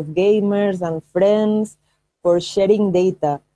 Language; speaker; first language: English; non-native, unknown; Catalan